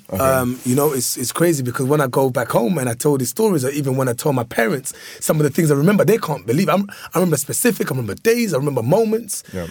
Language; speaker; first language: English; early bilingual, other home language; Lingala